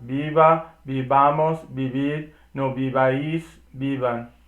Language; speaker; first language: Spanish; non-native, learner; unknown